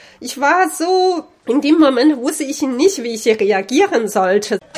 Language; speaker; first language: German; non-native, fluent; Chinese